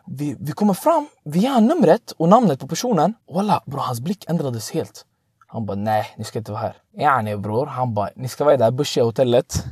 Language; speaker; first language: Swedish; early bilingual, other home language; Arabic